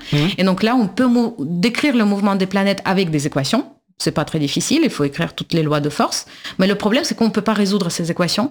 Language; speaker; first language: French; non-native, fluent; Russian